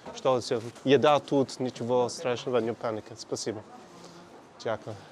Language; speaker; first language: Russian; non-native, learner; English